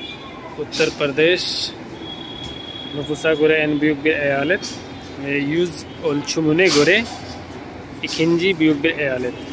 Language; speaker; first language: Turkish; non-native, fluent; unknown